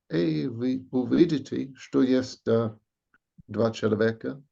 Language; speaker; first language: Russian; non-native, fluent; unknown